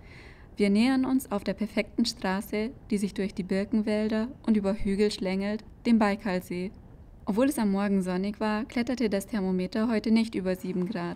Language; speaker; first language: German; native; German